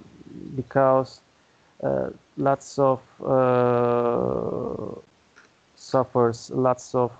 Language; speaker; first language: English; non-native, learner; Turkish